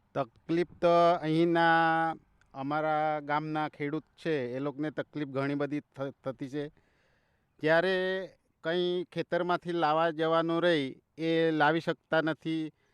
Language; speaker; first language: Gujarati; non-native, local second language; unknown